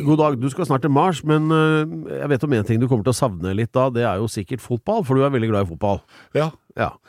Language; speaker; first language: Norwegian; native; Norwegian